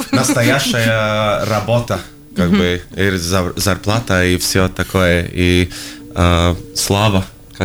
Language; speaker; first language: Russian; non-native, local second language; Latvian